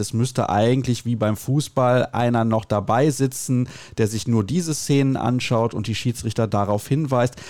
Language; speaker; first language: German; native; German